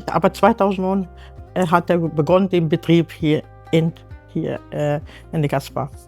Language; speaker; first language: German; non-native, learner; Arabic